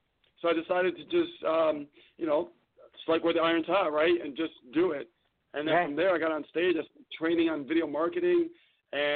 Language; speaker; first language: English; native; English